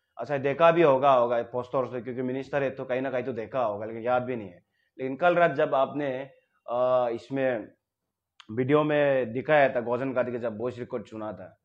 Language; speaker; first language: Hindi; non-native, local second language; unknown